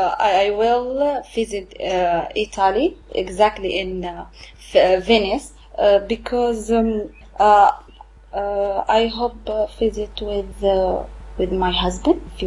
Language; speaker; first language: English; non-native, learner; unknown